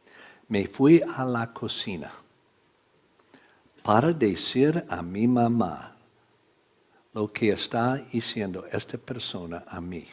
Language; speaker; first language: Spanish; non-native, learner; English